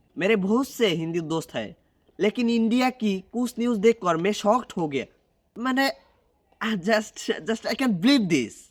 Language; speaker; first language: Hindi; non-native, learner; Bangla